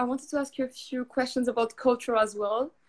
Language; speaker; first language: English; non-native, fluent; Arabic